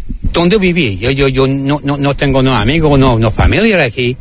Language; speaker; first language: Spanish; non-native, learner; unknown